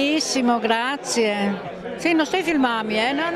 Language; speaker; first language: Italian; non-native, local second language; Friulian